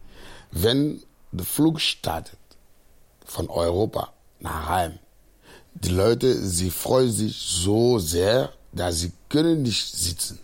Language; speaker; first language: German; non-native, fluent; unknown